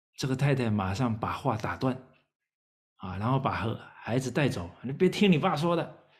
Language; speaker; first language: Chinese; native; Chinese